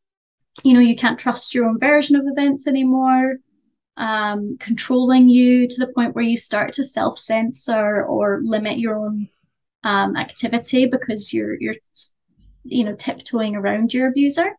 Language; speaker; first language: English; native; English